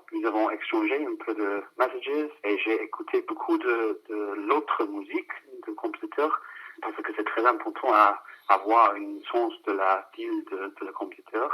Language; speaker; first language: French; non-native, fluent; English